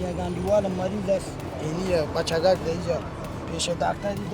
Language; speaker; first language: Persian; native; Persian